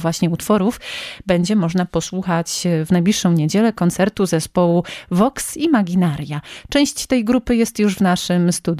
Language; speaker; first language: Polish; native; Polish